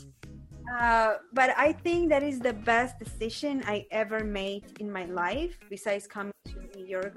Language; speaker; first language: English; non-native, fluent; Spanish